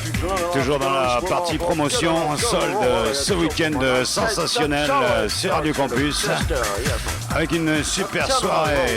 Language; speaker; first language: French; native; French